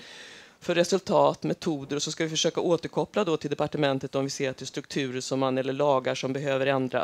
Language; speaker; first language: Swedish; native; Swedish